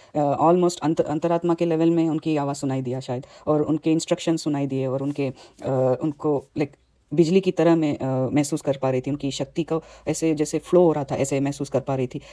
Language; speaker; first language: Hindi; non-native, local second language; Tamil